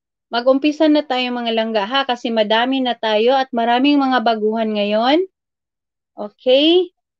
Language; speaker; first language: Filipino; non-native, local second language; Cebuano